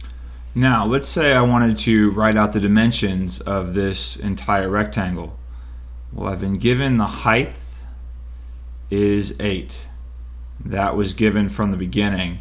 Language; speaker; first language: English; native; English